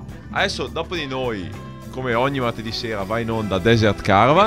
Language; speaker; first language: Italian; native; Italian